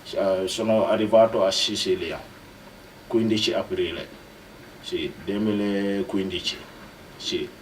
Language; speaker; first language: Italian; non-native, learner; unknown